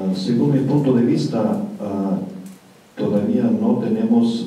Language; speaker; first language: Spanish; non-native, fluent; Russian